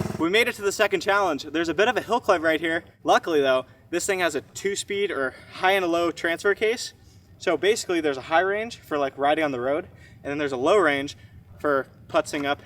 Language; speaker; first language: English; native; English